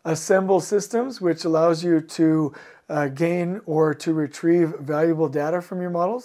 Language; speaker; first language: English; native; English